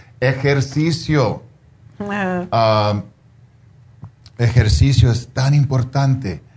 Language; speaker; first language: Spanish; non-native, fluent; English